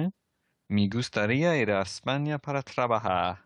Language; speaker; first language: Spanish; non-native, learner; English